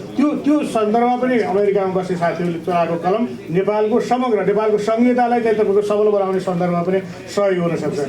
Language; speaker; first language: Nepali; native; Nepali